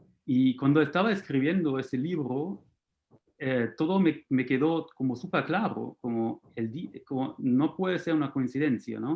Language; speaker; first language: Spanish; non-native, fluent; German